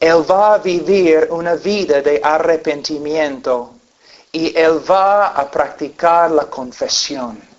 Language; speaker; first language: Spanish; non-native, fluent; English